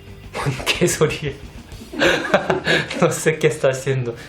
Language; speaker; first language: Spanish; non-native, fluent; Korean